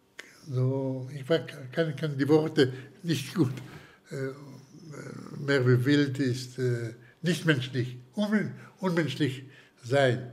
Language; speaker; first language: German; non-native, fluent; Slovak